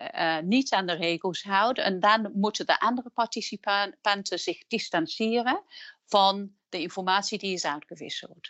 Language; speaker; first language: Dutch; non-native, fluent; English